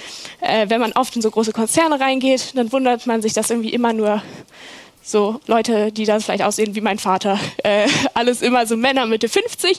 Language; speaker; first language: German; native; German